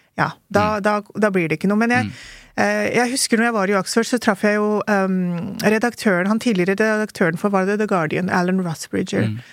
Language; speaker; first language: Norwegian; early bilingual, other home language; Urdu